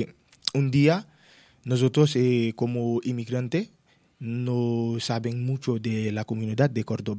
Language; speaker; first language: Spanish; non-native, learner; Haitian Creole